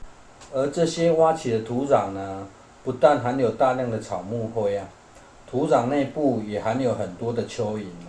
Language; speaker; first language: Chinese; native; Chinese